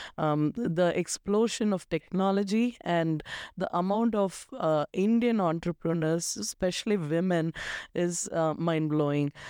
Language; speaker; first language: English; non-native, local second language; Malayalam